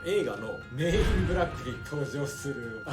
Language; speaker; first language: Japanese; native; Japanese